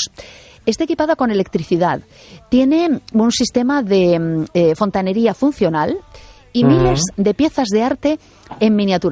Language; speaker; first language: Spanish; native; Spanish